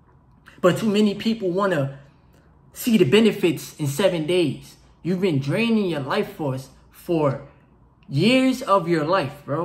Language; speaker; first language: English; native; English